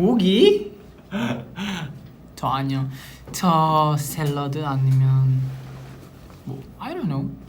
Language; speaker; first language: Korean; non-native, local second language; Filipino